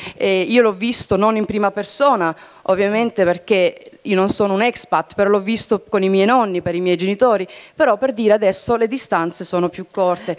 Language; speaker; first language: Italian; early bilingual, heritage; Italian